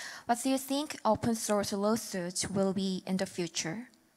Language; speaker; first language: English; non-native, fluent; Korean